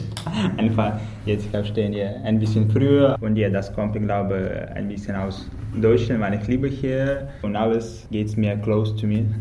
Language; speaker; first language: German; non-native, learner; Russian